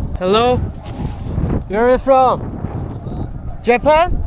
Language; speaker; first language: English; non-native, learner; Korean